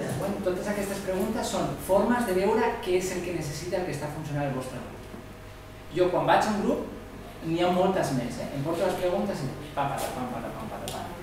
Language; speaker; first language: Catalan; non-native, local second language; Spanish